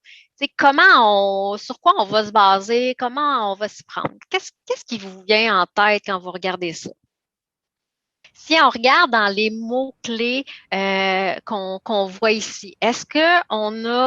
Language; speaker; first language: French; native; French